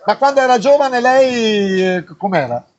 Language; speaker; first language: Italian; native; Italian